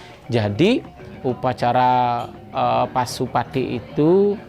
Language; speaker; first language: Indonesian; native; Indonesian